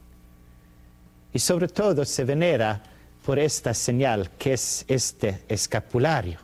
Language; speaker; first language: Spanish; non-native, fluent; Swedish